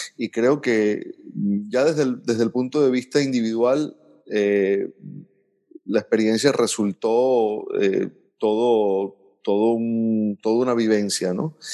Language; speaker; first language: Spanish; native; Spanish